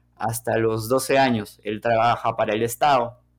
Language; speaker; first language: Spanish; native; Spanish